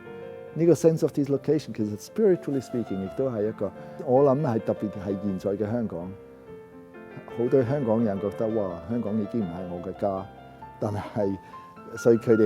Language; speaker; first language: Cantonese; non-native, fluent; German